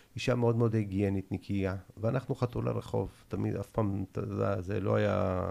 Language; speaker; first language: Hebrew; early bilingual, other home language; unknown